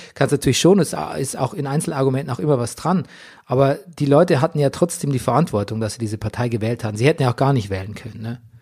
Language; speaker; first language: German; native; German